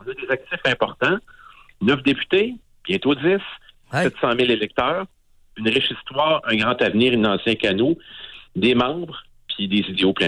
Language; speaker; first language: French; native; French